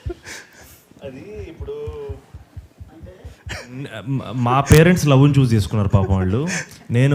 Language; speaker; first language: Telugu; native; Telugu